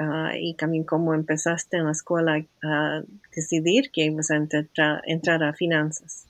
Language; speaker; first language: Spanish; early bilingual, heritage; Spanish